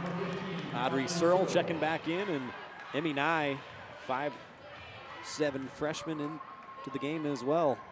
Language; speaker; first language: English; native; English